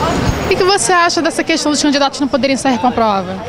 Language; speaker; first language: Portuguese; native; Portuguese